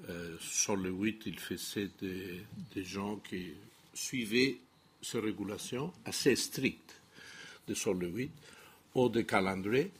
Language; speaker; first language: French; non-native, fluent; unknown